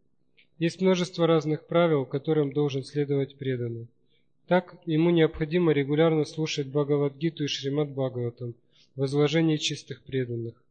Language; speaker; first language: Russian; native; Russian